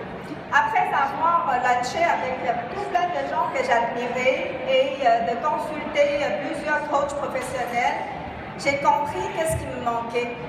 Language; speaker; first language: French; non-native, fluent; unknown